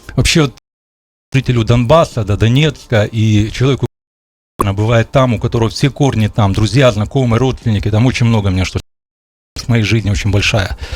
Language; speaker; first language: Russian; native; Russian